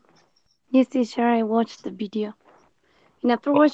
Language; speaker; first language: English; non-native, learner; Spanish